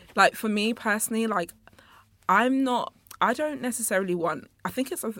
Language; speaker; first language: English; native; English